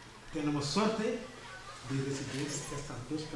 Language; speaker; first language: Spanish; non-native, learner; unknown